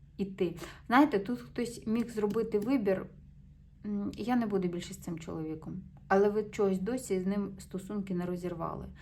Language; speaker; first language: Ukrainian; non-native, local second language; Russian